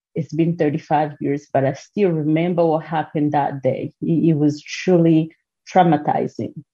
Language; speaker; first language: English; non-native, local second language; Kinyarwanda